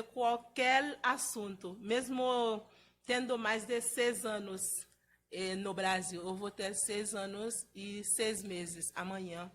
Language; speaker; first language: Portuguese; non-native, fluent; Haitian Creole